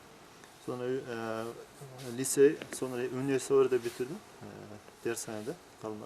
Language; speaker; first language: Turkish; non-native, learner; Kyrgyz